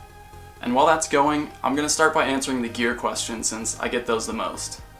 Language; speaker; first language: English; native; English